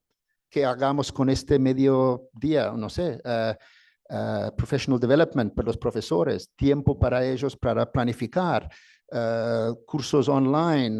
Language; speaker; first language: Spanish; non-native, fluent; English